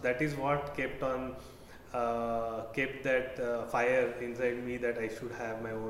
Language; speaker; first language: English; non-native, local second language; Marathi